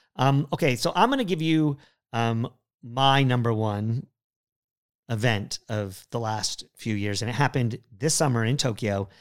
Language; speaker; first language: English; native; English